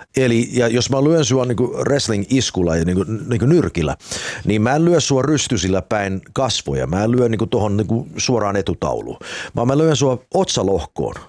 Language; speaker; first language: Finnish; early bilingual, heritage; Finnish